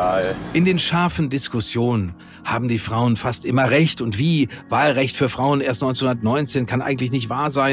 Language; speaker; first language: German; native; German